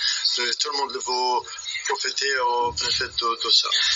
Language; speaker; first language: French; non-native, learner; Arabic